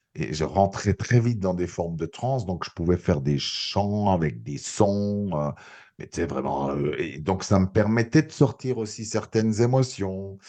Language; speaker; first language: French; native; French